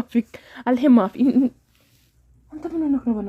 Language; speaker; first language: Arabic; non-native, learner; Amharic